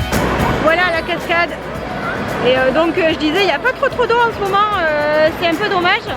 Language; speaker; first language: French; native; French